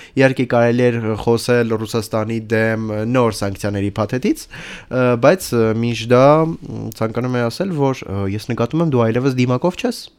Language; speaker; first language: Armenian; native; Armenian